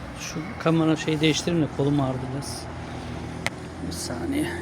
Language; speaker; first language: Turkish; native; Turkish